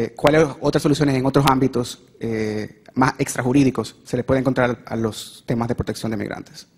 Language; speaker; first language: Spanish; native; Spanish